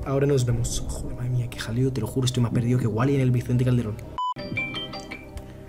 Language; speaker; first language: Spanish; native; Spanish